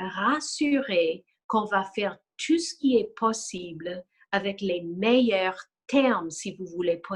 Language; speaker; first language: French; non-native, fluent; English